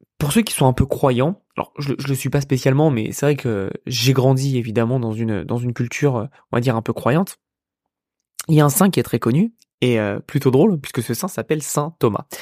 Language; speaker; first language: French; native; French